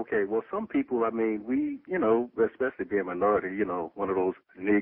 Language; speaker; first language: English; native; English